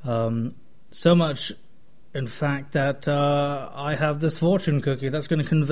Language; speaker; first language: English; native; English